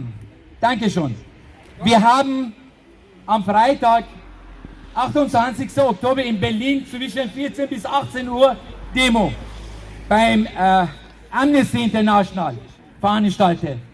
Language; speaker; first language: German; non-native, fluent; Persian